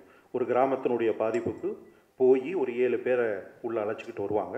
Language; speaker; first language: Tamil; native; Tamil